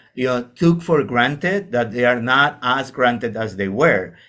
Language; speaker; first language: English; non-native, fluent; Spanish